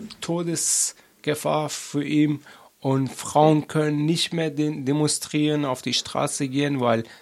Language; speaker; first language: German; non-native, learner; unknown